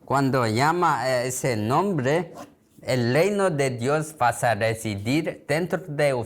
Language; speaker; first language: Spanish; non-native, learner; Korean